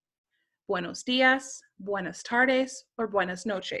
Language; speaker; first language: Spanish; non-native, learner; English